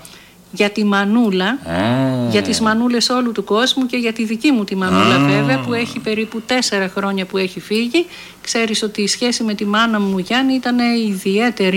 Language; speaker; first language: Greek; native; Greek